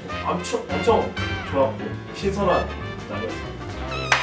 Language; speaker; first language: Korean; native; Korean